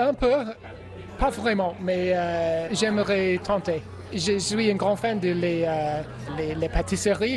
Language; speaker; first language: French; non-native, learner; English